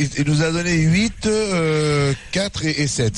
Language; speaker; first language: French; native; French